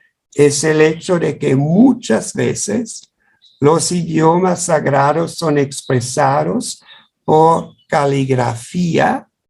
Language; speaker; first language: Spanish; non-native, fluent; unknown